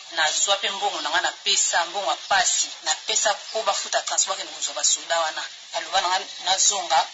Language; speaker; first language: Lingala; non-native, local second language; Kongo